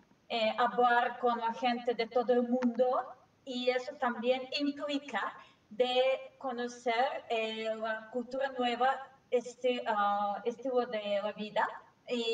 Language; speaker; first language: Spanish; non-native, fluent; Serbian